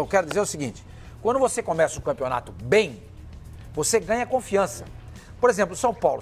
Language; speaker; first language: Portuguese; native; Portuguese